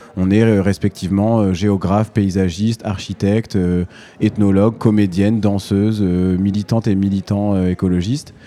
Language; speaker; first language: French; native; French